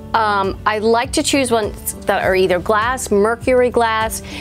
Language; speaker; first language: English; native; English